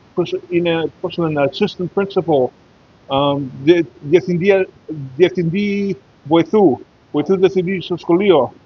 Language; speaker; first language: Greek; early bilingual, heritage; Greek